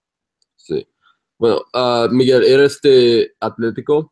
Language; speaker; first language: Spanish; non-native, fluent; English